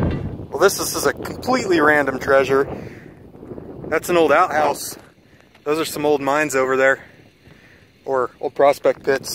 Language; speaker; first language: English; native; English